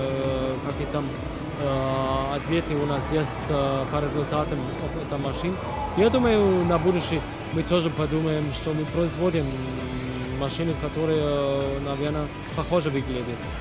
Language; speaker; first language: Russian; non-native, fluent; German